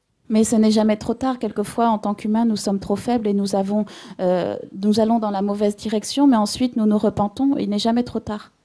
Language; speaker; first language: French; native; French